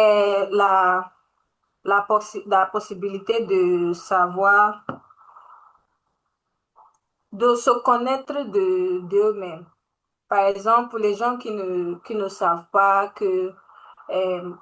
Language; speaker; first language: French; non-native, learner; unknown